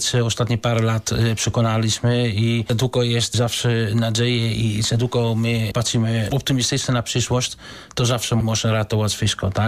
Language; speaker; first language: Polish; non-native, learner; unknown